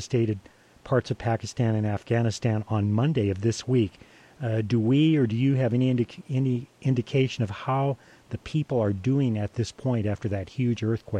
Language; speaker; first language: English; native; English